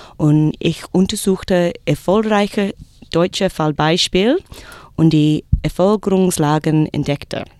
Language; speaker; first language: German; non-native, learner; English